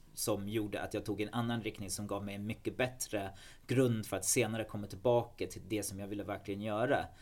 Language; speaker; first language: Swedish; non-native, fluent; English